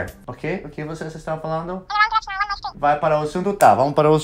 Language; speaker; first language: Portuguese; non-native, fluent; English